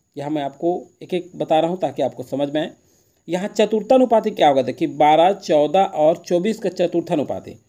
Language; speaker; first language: Hindi; native; Hindi